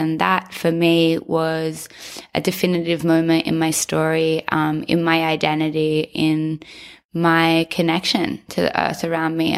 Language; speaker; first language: English; native; English